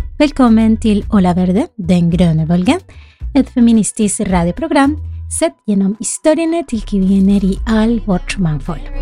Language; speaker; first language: Norwegian; non-native, fluent; Spanish